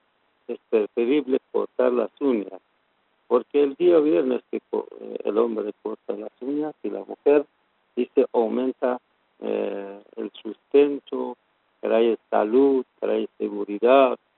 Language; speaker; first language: Spanish; non-native, learner; Persian